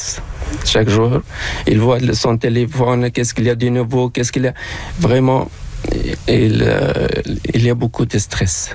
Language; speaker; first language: French; non-native, local second language; Arabic